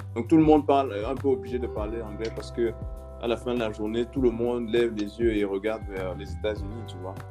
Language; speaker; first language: French; native; French